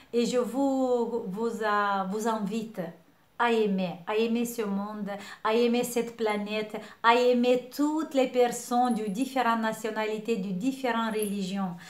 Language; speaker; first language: French; non-native, fluent; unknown